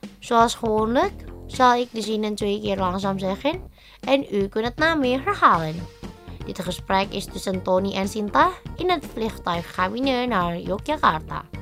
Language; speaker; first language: Dutch; non-native, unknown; Indonesian